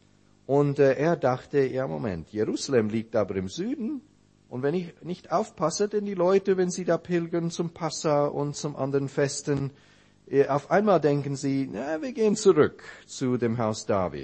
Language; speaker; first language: German; non-native, fluent; English